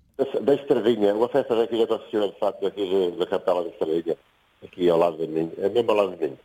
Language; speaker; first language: Portuguese; native; Portuguese